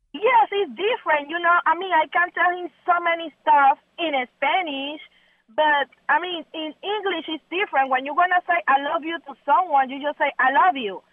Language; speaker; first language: English; non-native, learner; Spanish